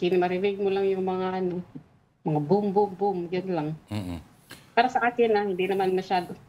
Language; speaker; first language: Filipino; non-native, local second language; Cebuano